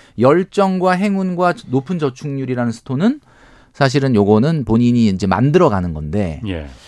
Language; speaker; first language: Korean; native; Korean